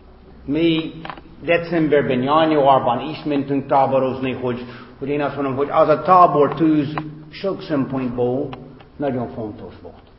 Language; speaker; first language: Hungarian; non-native, fluent; English